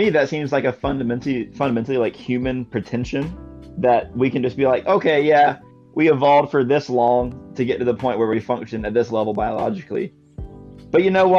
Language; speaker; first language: English; native; English